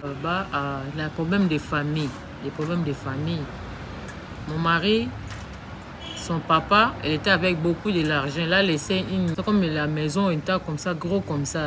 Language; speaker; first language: French; non-native, learner; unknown